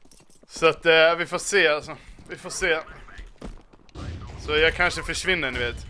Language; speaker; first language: Swedish; native; Swedish